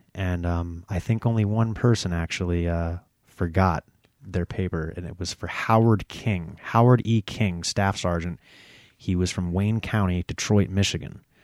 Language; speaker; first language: English; native; English